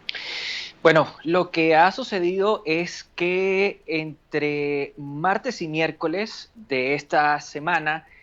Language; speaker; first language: Spanish; native; Spanish